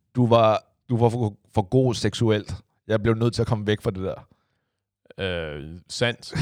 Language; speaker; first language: Danish; non-native, fluent; Chinese